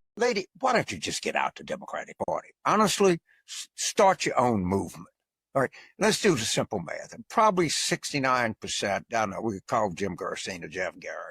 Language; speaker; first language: English; native; English